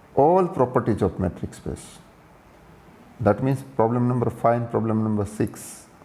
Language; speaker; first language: English; non-native, local second language; Gujarati